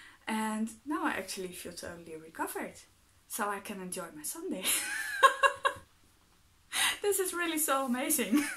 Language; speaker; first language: English; non-native, fluent; Dutch